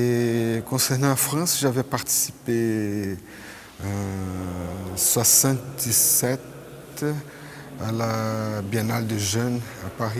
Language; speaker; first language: French; non-native, fluent; Portuguese